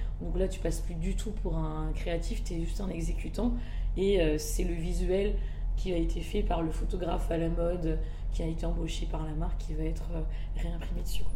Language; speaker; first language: French; early bilingual, other home language; Malagasy